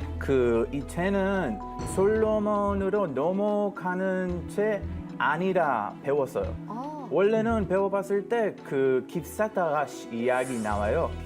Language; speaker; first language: Korean; non-native, fluent; Hebrew